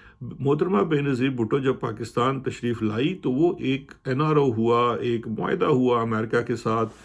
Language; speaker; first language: Urdu; native; Urdu